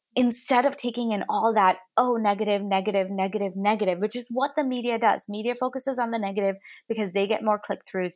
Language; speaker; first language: English; native; English